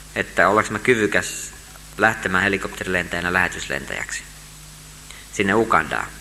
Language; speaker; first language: Finnish; native; Finnish